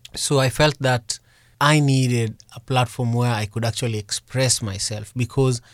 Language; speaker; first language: English; non-native, local second language; Luo (Kenya and Tanzania)